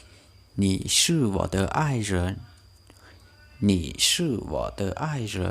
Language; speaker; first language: Chinese; non-native, learner; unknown